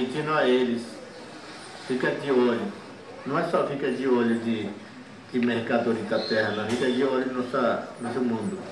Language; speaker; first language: Portuguese; non-native, local second language; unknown